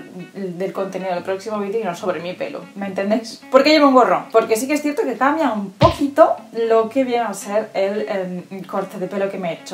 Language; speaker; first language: Spanish; native; Spanish